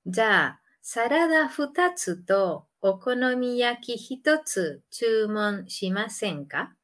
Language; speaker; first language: Japanese; non-native, learner; Spanish